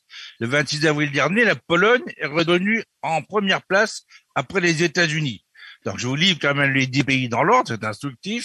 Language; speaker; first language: French; native; French